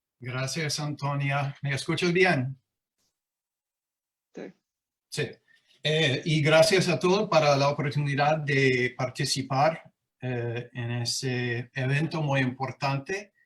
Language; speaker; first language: Spanish; non-native, fluent; English